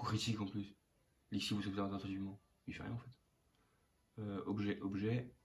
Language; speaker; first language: French; native; French